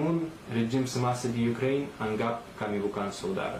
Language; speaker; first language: Malay; non-native, fluent; Russian